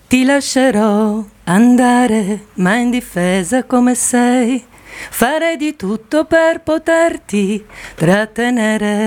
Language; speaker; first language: Italian; native; Italian